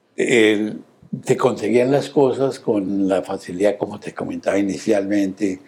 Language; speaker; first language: Spanish; native; Spanish